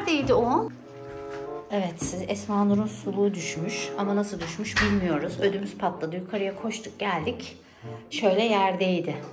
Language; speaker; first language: Turkish; native; Turkish